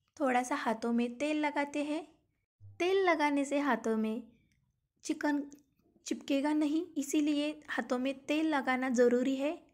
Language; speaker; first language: Hindi; non-native, local second language; Marathi